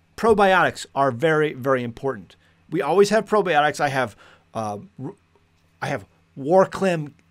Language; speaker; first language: English; native; English